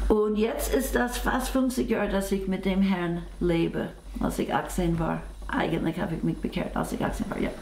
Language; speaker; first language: German; non-native, fluent; English